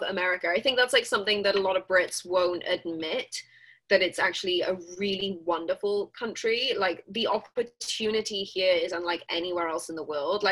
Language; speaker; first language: English; native; English